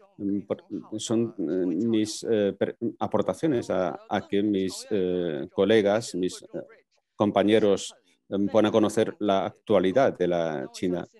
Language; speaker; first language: Spanish; non-native, fluent; Chinese